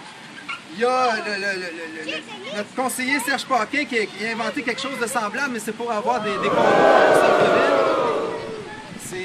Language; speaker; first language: French; native; French